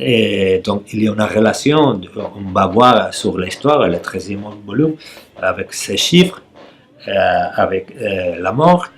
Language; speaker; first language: French; non-native, learner; Spanish